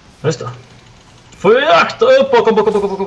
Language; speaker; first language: Swedish; native; Swedish